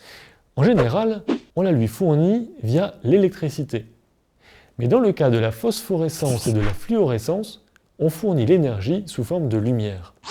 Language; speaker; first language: French; native; French